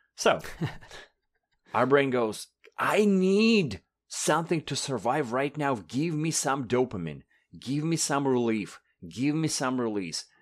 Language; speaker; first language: English; non-native, fluent; Russian